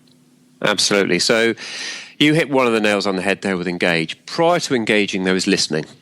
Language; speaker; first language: English; native; English